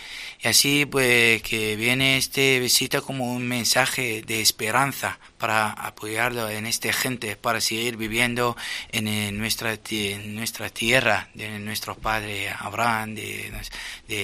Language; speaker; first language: Spanish; non-native, fluent; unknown